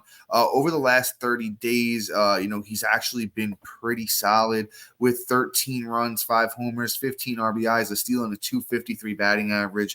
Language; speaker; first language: English; native; English